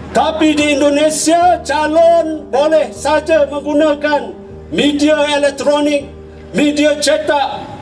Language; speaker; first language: Malay; native; Malay